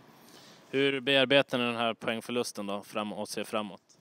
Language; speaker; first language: Swedish; native; Swedish